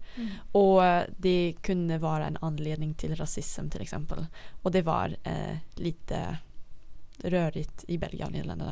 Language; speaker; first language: Swedish; non-native, fluent; Dutch